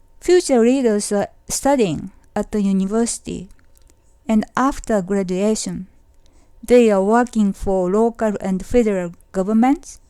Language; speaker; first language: English; non-native, fluent; Japanese